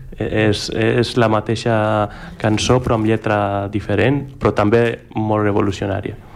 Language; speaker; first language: Catalan; non-native, fluent; Greek